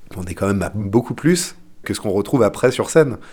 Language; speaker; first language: French; non-native, fluent; English